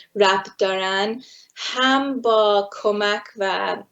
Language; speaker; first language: Persian; early bilingual, heritage; Persian